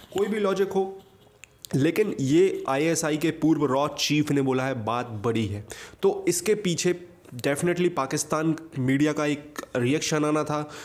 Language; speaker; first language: Hindi; native; Hindi